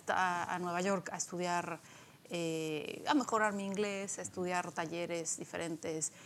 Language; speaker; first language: Spanish; early bilingual, other home language; Polish